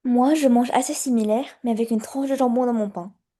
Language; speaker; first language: French; non-native, learner; Chinese